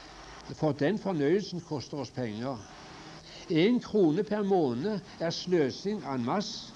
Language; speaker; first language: Norwegian; native; Norwegian